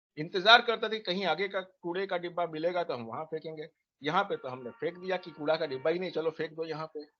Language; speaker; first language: Hindi; native; Hindi